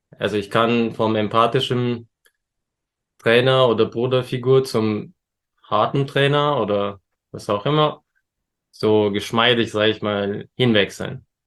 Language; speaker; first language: German; early bilingual, other home language; Turkish